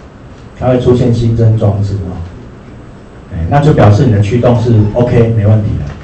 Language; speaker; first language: Chinese; native; Chinese